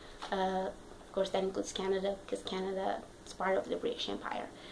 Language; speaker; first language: English; non-native, fluent; Portuguese